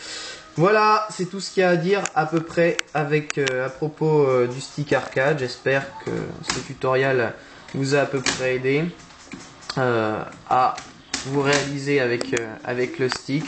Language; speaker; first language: French; native; French